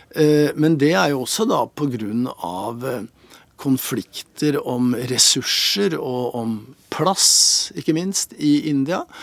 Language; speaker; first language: Norwegian; native; Norwegian